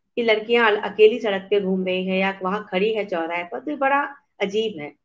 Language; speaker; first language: Hindi; native; Hindi